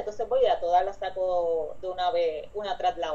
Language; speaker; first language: Spanish; native; Spanish